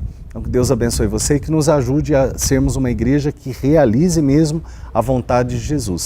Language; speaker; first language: Portuguese; native; Portuguese